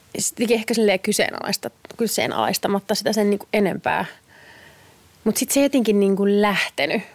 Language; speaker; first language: Finnish; native; Finnish